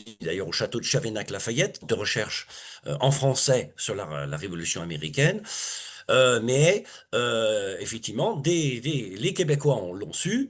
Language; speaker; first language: French; native; French